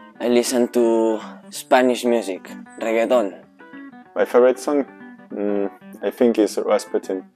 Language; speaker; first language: English; non-native, fluent; German